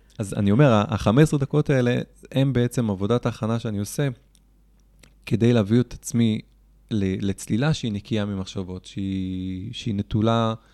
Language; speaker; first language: Hebrew; native; Hebrew